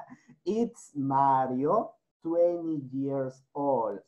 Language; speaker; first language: English; non-native, learner; Spanish